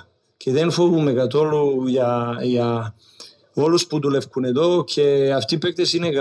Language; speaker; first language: Greek; non-native, learner; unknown